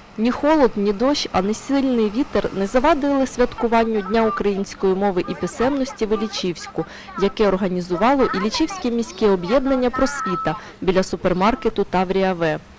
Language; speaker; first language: Ukrainian; native; Ukrainian